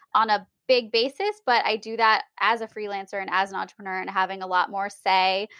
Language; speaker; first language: English; native; English